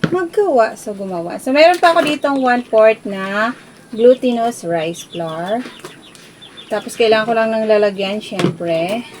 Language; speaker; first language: Filipino; non-native, local second language; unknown